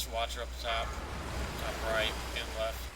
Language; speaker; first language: English; native; English